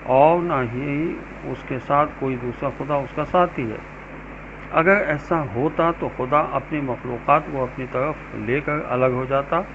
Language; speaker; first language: Urdu; native; Urdu